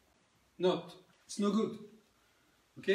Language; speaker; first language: English; non-native, learner; French